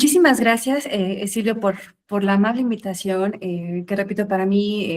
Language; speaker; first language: Spanish; native; Spanish